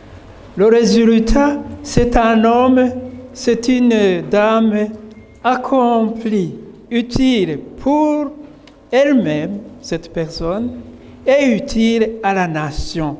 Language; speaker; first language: French; non-native, local second language; Rundi